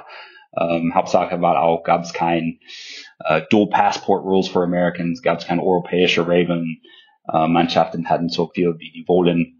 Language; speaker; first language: German; non-native, fluent; English